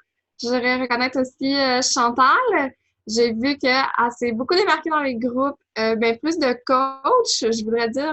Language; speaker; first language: French; native; French